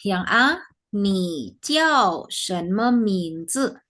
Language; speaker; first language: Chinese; non-native, fluent; Indonesian